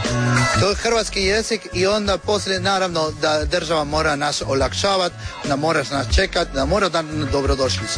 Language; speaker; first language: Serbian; non-native, learner; Spanish